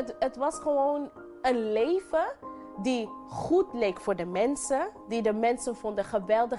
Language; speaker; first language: Dutch; non-native, local second language; English